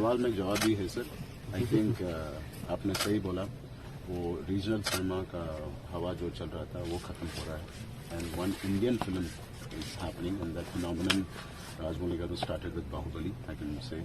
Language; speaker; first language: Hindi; non-native, local second language; Telugu